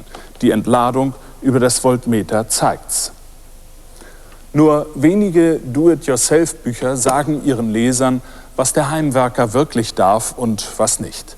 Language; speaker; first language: German; native; German